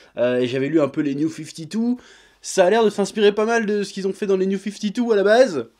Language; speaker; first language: French; native; French